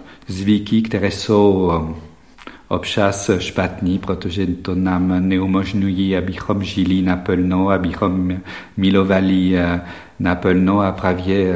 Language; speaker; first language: Czech; non-native, fluent; French